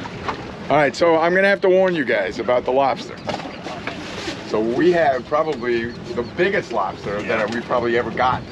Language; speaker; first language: English; native; English